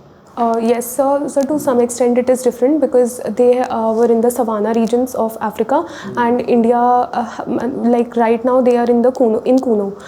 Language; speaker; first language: English; non-native, local second language; Hindi